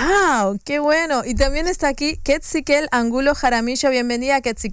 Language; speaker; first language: Spanish; native; Spanish